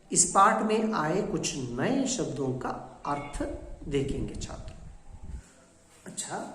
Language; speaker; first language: Hindi; non-native, local second language; Kannada